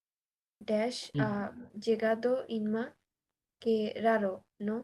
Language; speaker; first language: Spanish; non-native, learner; Bangla